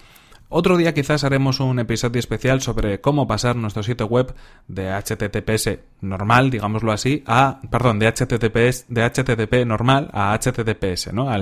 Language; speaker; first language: Spanish; native; Spanish